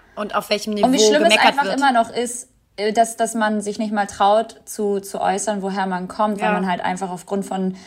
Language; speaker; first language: German; early bilingual, other home language; Albanian